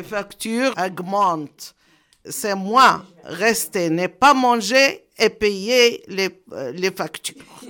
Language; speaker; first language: French; non-native, learner; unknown